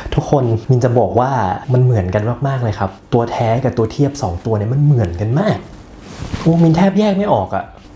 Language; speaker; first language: Thai; native; Thai